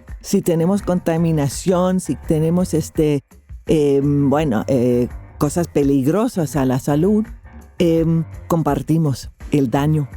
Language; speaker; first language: Spanish; non-native, fluent; English